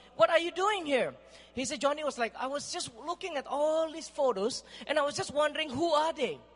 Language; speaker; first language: English; non-native, fluent; Indonesian